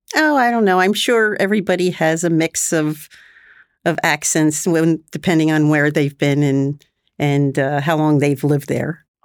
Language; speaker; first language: English; native; English